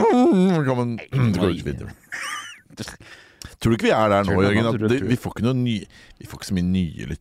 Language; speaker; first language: Norwegian; native; Norwegian